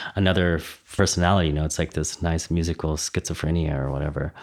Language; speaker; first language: English; native; English